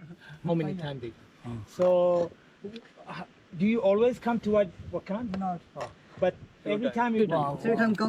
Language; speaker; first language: English; non-native, learner; Arabic